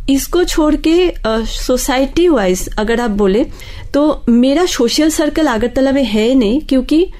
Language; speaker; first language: Hindi; non-native, local second language; Bangla